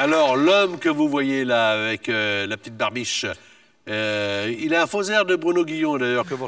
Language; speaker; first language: French; native; French